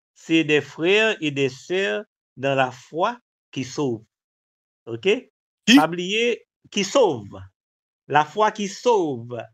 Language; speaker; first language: French; non-native, local second language; Haitian Creole